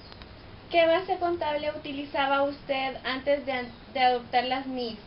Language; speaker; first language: Spanish; native; Spanish